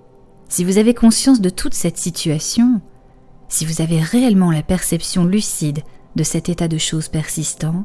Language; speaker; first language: French; native; French